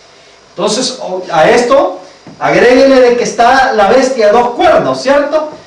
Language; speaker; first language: Spanish; native; Spanish